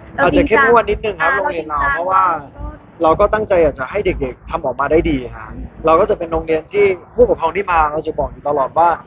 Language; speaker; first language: Thai; native; Thai